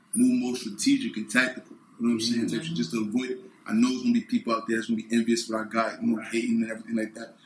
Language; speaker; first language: English; native; English